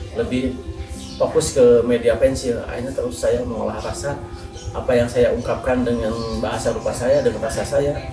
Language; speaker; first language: Indonesian; non-native, local second language; Sundanese